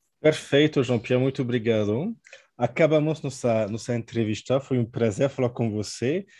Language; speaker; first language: Portuguese; non-native, fluent; French